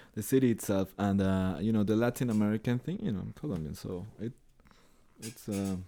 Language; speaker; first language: English; non-native, fluent; Spanish